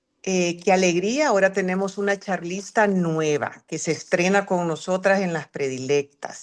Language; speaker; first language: Spanish; native; Spanish